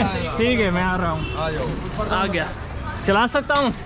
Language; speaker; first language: Hindi; non-native, learner; English